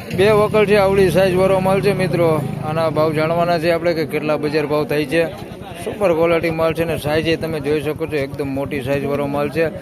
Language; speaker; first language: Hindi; non-native, local second language; Gujarati